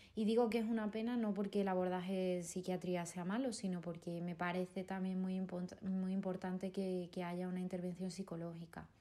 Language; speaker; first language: Spanish; native; Spanish